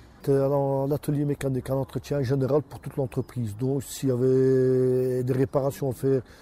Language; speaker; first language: French; native; French